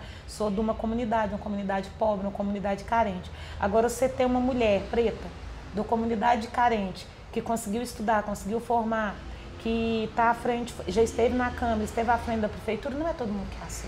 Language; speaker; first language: Portuguese; native; Portuguese